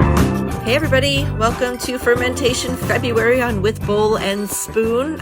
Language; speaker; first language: English; native; English